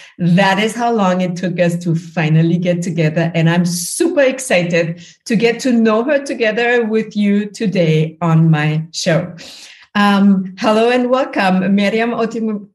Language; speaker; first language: English; non-native, fluent; German